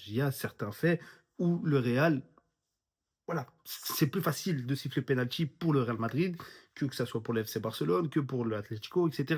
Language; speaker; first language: French; native; French